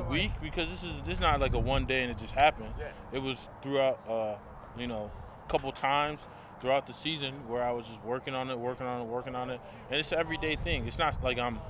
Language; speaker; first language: English; native; English